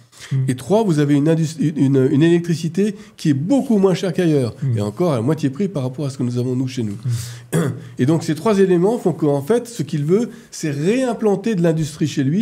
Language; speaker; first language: French; native; French